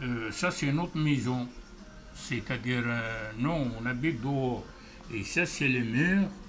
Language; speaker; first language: French; non-native, fluent; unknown